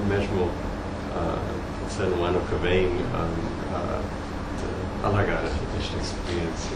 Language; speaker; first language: Portuguese; non-native, learner; English